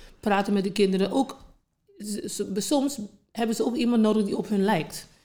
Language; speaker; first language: Dutch; non-native, local second language; English